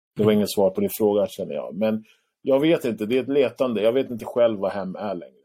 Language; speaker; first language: Swedish; early bilingual, other home language; Arabic